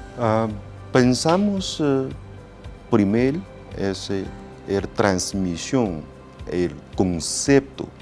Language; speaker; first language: Spanish; non-native, learner; Chinese